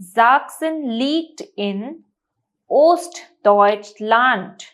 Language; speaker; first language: German; non-native, fluent; Hindi